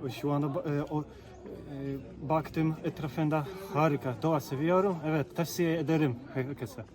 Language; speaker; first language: Turkish; non-native, learner; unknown